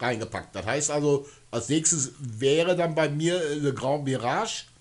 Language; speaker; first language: German; native; German